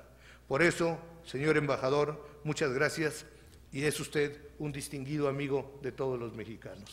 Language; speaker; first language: Spanish; native; Spanish